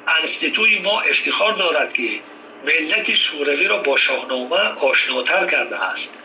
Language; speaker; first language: Persian; native; Persian